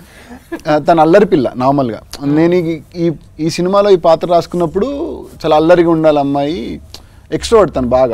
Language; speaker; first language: Telugu; native; Telugu